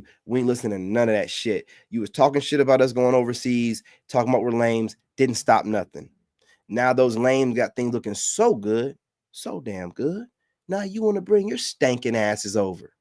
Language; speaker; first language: English; native; English